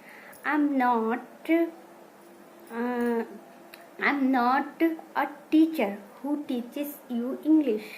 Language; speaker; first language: English; non-native, learner; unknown